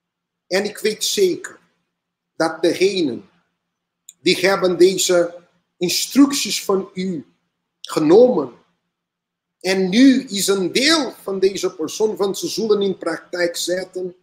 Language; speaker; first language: Dutch; non-native, learner; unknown